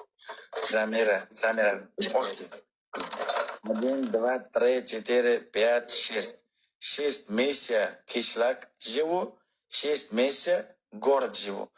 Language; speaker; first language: Russian; non-native, learner; Uzbek